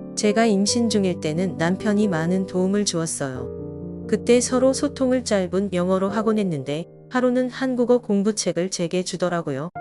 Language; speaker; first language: Korean; non-native, fluent; Vietnamese